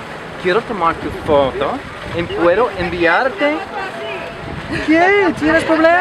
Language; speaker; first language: Spanish; non-native, learner; English